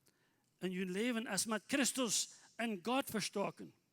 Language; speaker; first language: German; non-native, learner; Plautdietsch